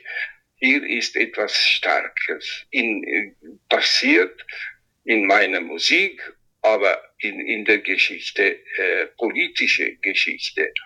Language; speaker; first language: German; non-native, fluent; Italian